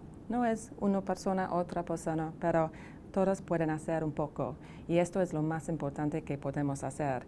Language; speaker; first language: Spanish; non-native, fluent; English